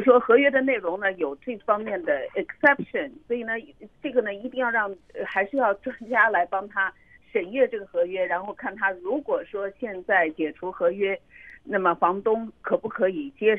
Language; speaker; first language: Chinese; native; Chinese